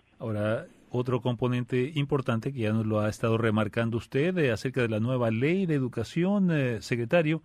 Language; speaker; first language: Spanish; native; Spanish